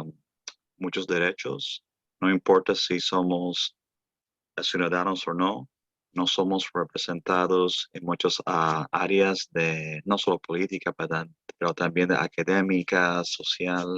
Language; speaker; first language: Spanish; early bilingual, heritage; Spanish